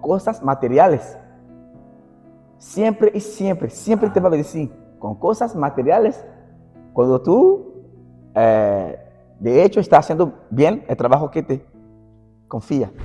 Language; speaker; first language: Spanish; non-native, fluent; Portuguese